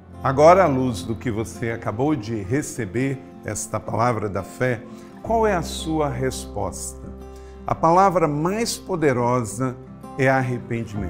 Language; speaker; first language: Portuguese; native; Portuguese